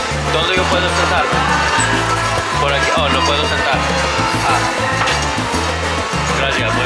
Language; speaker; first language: Spanish; non-native, learner; English